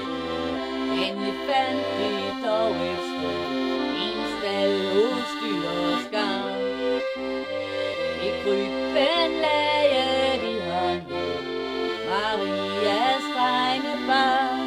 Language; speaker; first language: Danish; native; Danish